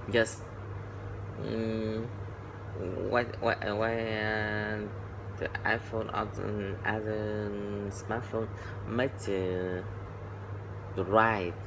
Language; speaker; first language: English; non-native, learner; Vietnamese